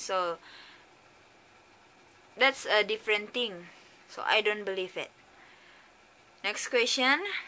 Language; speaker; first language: English; non-native, learner; Indonesian